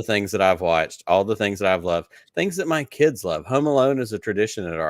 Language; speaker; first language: English; native; English